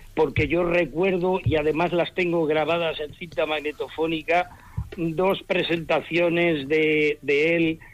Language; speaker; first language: Spanish; native; Spanish